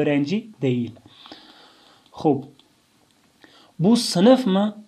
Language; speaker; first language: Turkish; non-native, fluent; Tajik